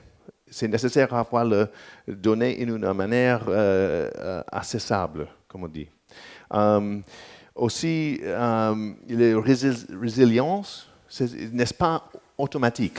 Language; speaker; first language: French; non-native, learner; English